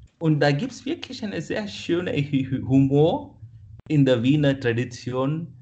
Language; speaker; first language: German; non-native, fluent; Kannada